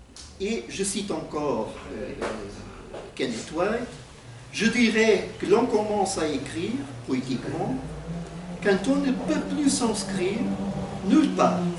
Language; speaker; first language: French; non-native, fluent; Portuguese